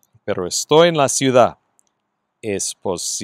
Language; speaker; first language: Spanish; non-native, fluent; English